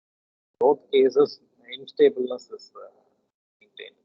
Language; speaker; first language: English; non-native, local second language; Tamil